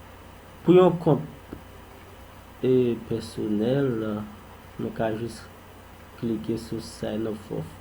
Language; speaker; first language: French; non-native, local second language; Haitian Creole